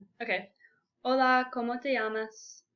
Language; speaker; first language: Spanish; non-native, learner; English